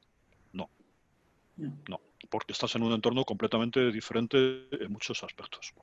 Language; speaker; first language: Spanish; native; Spanish